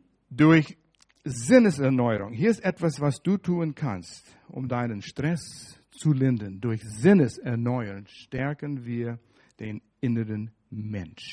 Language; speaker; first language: German; non-native, fluent; English